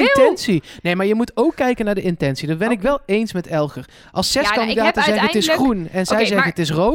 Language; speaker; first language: Dutch; native; Dutch